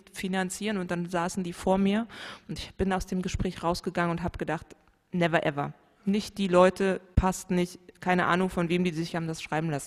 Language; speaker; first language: German; native; German